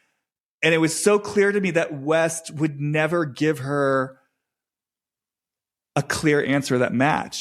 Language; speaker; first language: English; native; English